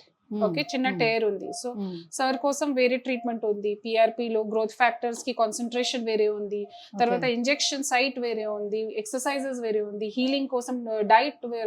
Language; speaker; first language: Telugu; non-native, local second language; Hindi